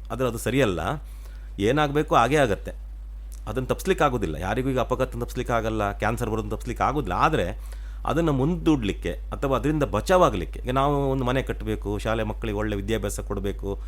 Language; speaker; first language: Kannada; native; Kannada